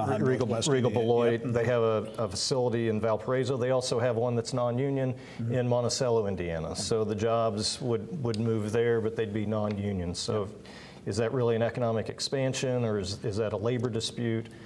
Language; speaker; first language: English; native; English